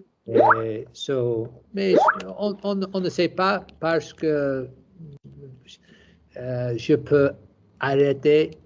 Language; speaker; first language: French; non-native, learner; English